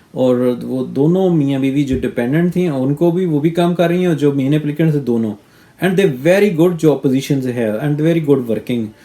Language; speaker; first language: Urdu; non-native, local second language; Punjabi